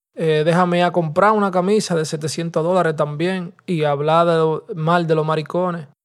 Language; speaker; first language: Spanish; native; Spanish